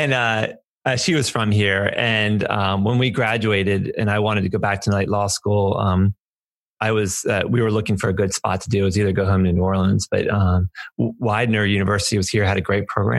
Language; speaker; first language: English; native; English